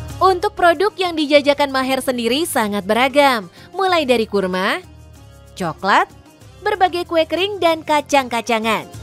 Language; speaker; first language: Indonesian; native; Indonesian